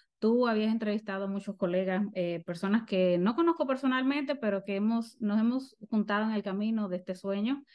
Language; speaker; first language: Spanish; native; Spanish